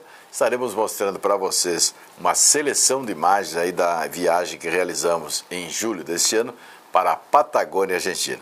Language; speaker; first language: Portuguese; native; Portuguese